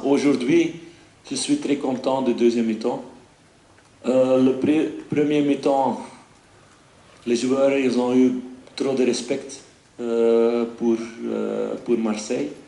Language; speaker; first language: French; non-native, fluent; Dutch